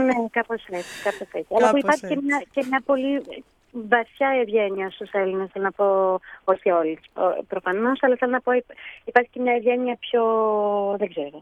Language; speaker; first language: Greek; early bilingual, heritage; Greek